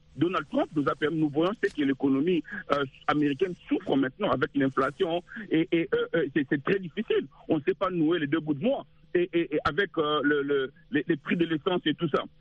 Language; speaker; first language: French; non-native, local second language; Lingala